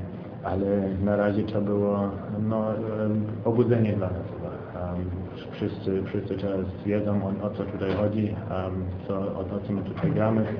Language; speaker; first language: Polish; non-native, fluent; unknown